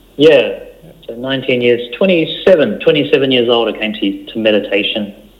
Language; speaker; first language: English; early bilingual, other home language; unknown